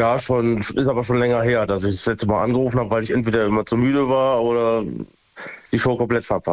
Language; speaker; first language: German; native; German